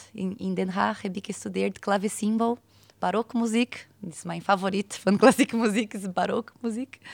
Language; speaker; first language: Dutch; non-native, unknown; Portuguese